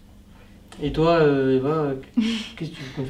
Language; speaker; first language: French; native; French